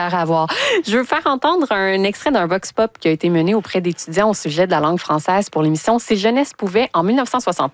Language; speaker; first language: French; native; French